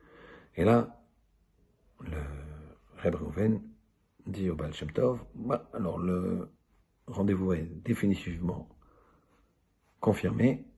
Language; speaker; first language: French; native; French